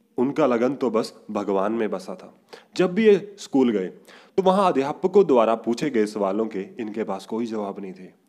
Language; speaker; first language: Hindi; non-native, local second language; Punjabi